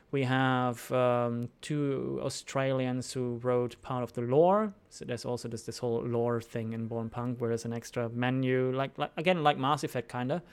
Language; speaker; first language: English; non-native, fluent; German